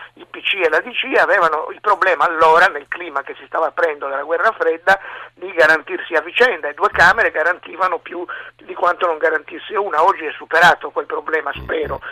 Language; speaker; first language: Italian; native; Italian